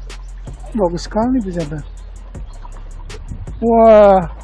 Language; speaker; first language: Indonesian; non-native, local second language; Balinese